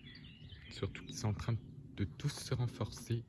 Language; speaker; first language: French; native; French